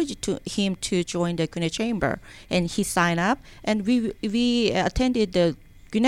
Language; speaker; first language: English; non-native, learner; Korean